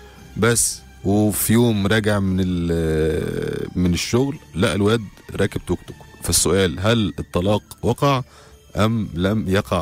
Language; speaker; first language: Arabic; native; Arabic